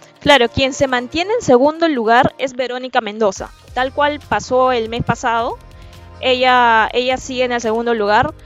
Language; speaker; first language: Spanish; native; Spanish